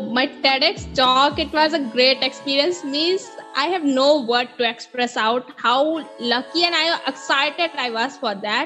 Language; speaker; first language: English; non-native, local second language; Hindi